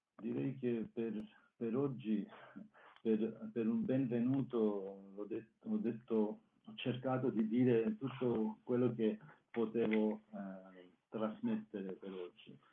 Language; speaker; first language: Italian; non-native, fluent; Armenian